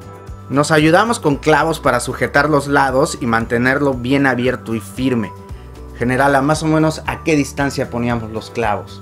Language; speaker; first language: Spanish; native; Spanish